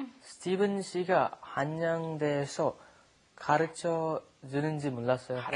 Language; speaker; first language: Korean; non-native, learner; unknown